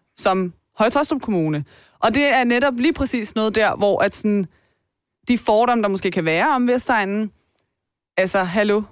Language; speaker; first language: Danish; early bilingual, other home language; Persian